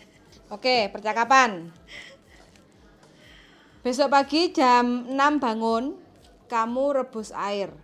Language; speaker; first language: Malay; non-native, local second language; Javanese